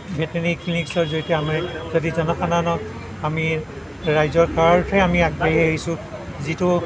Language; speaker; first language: Assamese; native; Assamese